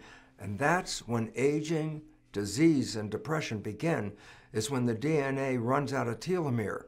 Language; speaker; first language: English; native; English